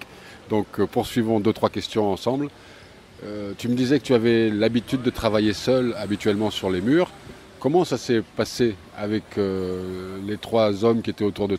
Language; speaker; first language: French; native; French